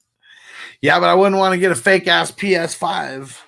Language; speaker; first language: English; native; English